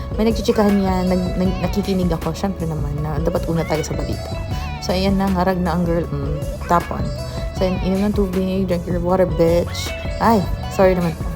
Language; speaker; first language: Filipino; non-native, local second language; Hiligaynon